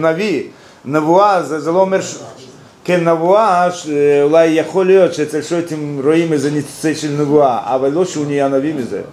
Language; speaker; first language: Hebrew; non-native, fluent; Russian